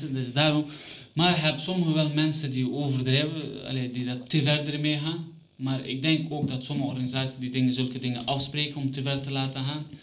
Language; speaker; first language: Dutch; non-native, fluent; Chechen